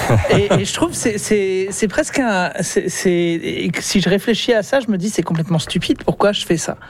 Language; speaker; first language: French; native; French